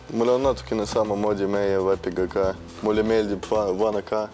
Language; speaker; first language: Estonian; non-native, local second language; Russian